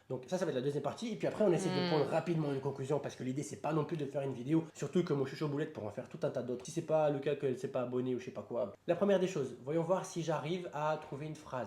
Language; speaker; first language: French; native; French